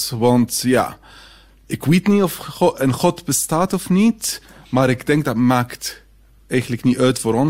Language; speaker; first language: Dutch; non-native, fluent; Arabic